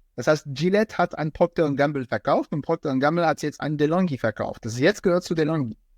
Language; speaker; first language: German; non-native, fluent; French